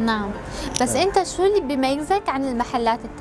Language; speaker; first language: Arabic; native; Arabic